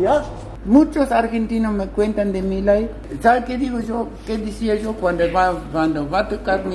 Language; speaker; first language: Spanish; non-native, local second language; Plautdietsch